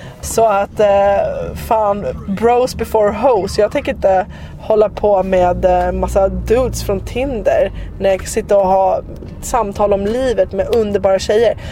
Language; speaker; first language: Swedish; native; Swedish